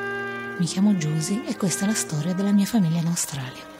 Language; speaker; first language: Italian; native; Italian